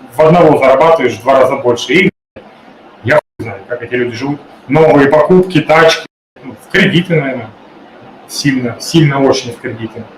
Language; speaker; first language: Russian; native; Russian